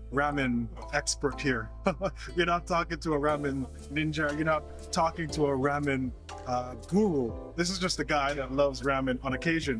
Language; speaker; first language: English; native; English